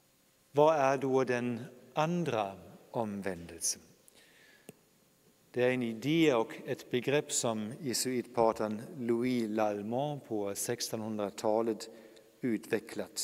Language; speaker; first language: Swedish; non-native, fluent; German